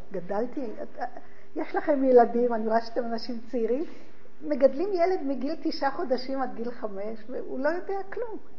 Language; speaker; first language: Hebrew; early bilingual, other home language; Polish